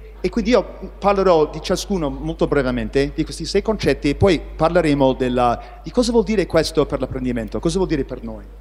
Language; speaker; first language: Italian; non-native, fluent; English